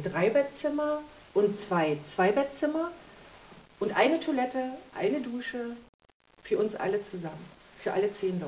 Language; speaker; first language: German; native; German